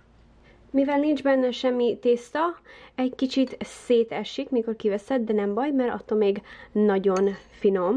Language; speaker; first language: Hungarian; early bilingual, heritage; Hungarian